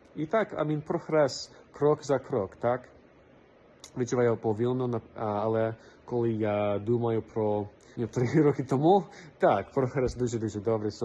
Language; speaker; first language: Ukrainian; non-native, learner; English